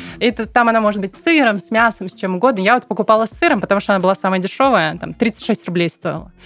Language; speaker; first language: Russian; non-native, local second language; Tatar